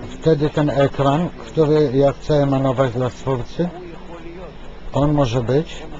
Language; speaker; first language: Polish; non-native, fluent; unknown